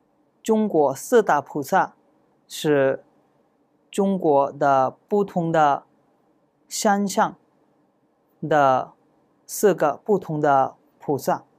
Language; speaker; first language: Chinese; non-native, fluent; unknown